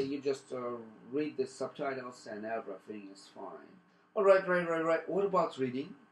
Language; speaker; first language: English; non-native, fluent; Russian